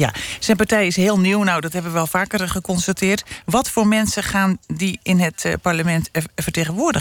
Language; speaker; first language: Dutch; native; Dutch